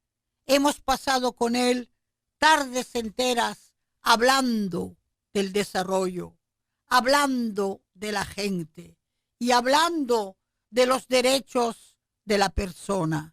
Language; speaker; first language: Spanish; native; Spanish